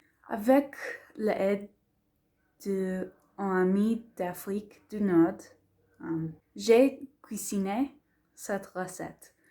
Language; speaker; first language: French; non-native, learner; English